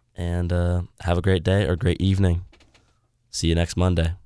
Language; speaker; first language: English; native; English